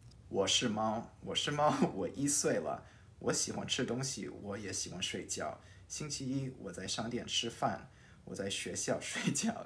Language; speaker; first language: Chinese; early bilingual, heritage; Chinese